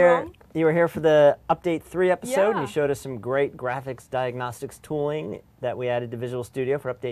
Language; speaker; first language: English; native; English